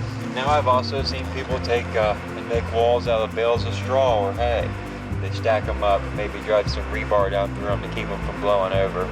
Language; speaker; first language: English; native; English